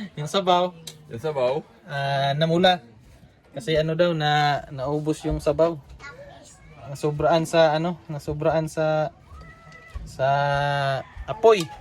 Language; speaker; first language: Filipino; non-native, local second language; Cebuano